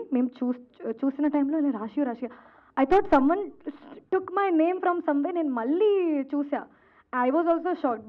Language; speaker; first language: Telugu; non-native, learner; Hindi